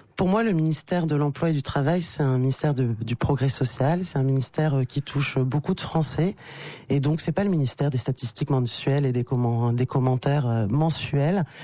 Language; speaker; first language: French; native; French